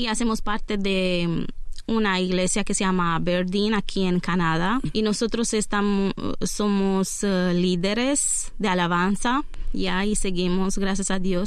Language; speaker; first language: Spanish; non-native, learner; Romanian